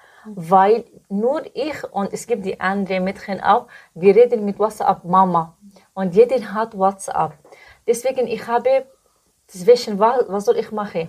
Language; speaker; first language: German; non-native, learner; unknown